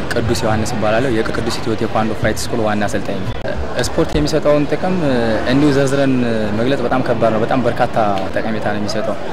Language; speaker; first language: Amharic; native; Amharic